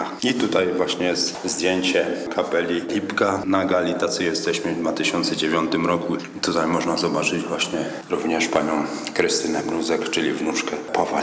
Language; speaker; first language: Polish; native; Polish